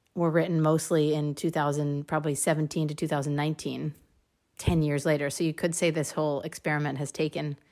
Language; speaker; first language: English; native; English